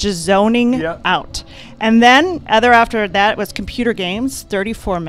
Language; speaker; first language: English; native; English